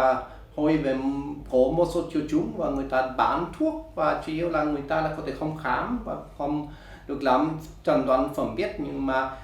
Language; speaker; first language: Vietnamese; non-native, learner; Swedish